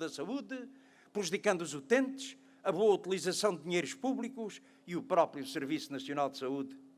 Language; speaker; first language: Portuguese; native; Portuguese